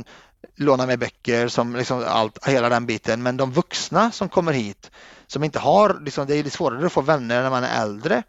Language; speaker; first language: Swedish; early bilingual, other home language; Arabic